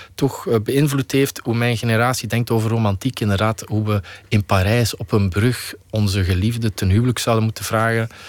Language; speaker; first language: Dutch; native; Dutch